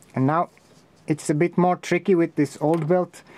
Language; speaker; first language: English; non-native, fluent; Finnish